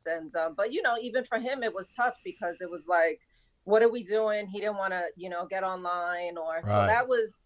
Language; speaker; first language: English; native; English